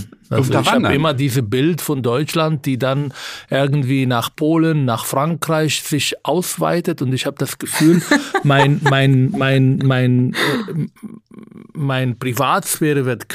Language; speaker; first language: German; non-native, fluent; Arabic